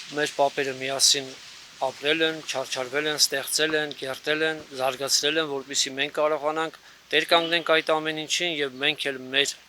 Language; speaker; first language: Armenian; non-native, local second language; Kurdish